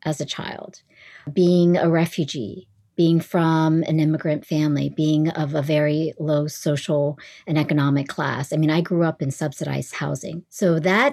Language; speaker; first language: English; early bilingual, other home language; Vietnamese